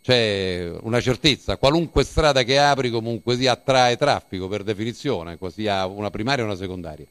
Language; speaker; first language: Italian; native; Italian